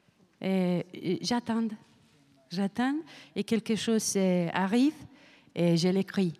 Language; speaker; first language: French; non-native, learner; Spanish